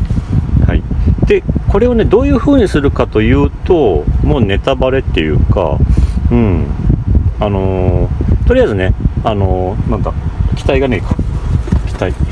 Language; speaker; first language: Japanese; native; Japanese